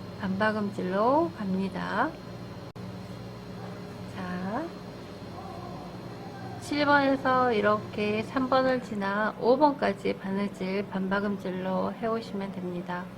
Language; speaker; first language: Korean; native; Korean